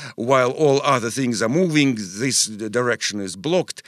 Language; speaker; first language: English; non-native, fluent; Russian